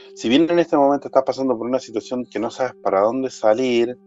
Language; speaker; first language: Spanish; native; Spanish